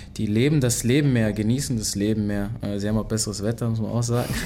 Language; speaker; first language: German; early bilingual, other home language; Lingala